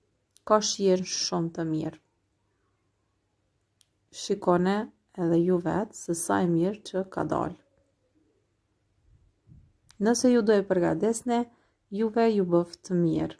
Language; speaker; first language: Albanian; native; Albanian